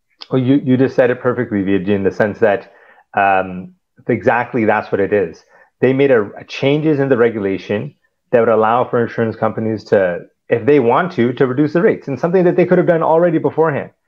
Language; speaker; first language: English; early bilingual, other home language; Punjabi